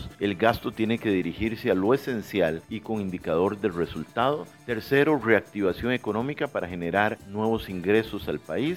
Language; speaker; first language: Spanish; native; Spanish